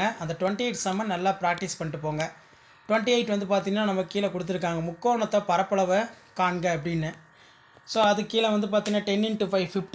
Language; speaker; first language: Tamil; native; Tamil